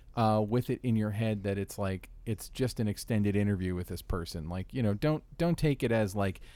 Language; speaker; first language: English; native; English